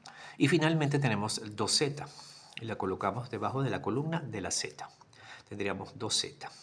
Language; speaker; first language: Spanish; native; Spanish